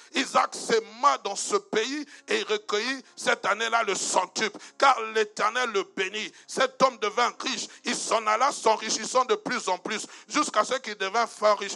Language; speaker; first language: French; non-native, local second language; Lingala